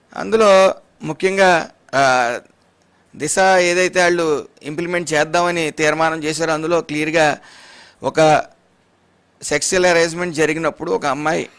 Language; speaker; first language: Telugu; native; Telugu